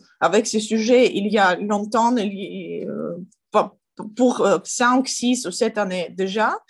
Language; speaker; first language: French; non-native, learner; Ukrainian